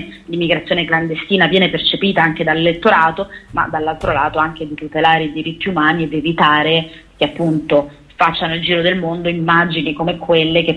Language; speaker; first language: Italian; native; Italian